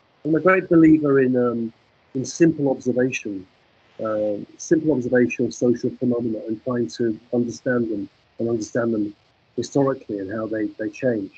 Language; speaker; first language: English; native; English